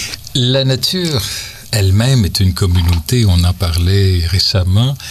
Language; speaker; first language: French; native; French